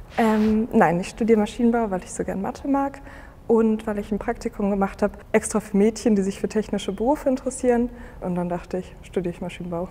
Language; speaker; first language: German; native; German